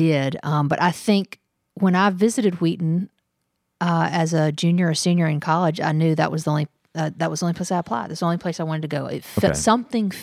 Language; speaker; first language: English; native; English